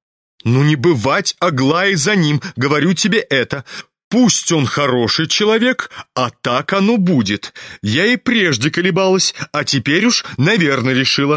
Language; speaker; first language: Russian; native; Russian